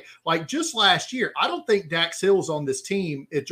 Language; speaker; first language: English; native; English